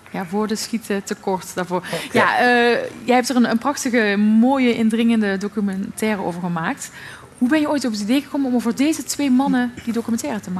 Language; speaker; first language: Dutch; native; Dutch